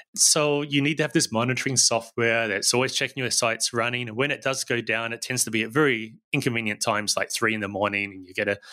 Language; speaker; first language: English; native; English